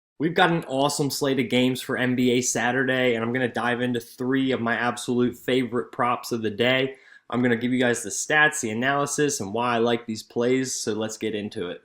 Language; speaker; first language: English; native; English